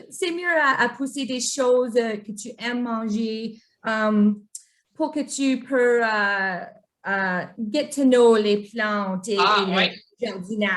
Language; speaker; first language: French; non-native, local second language; English